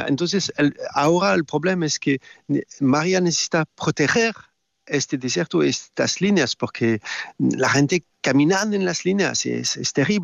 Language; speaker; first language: Spanish; non-native, learner; French